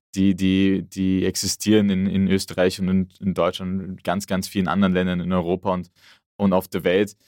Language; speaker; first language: German; native; German